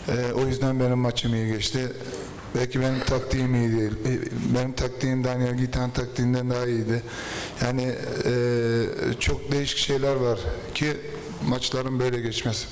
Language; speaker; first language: Turkish; early bilingual, heritage; Turkish